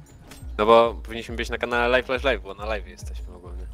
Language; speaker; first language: Polish; native; Polish